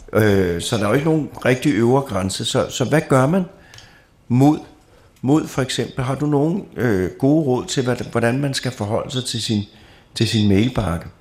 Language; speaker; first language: Danish; non-native, fluent; Romanian